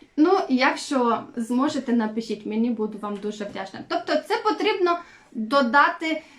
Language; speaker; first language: Ukrainian; non-native, local second language; Russian